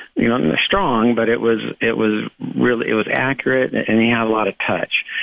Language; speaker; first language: English; native; English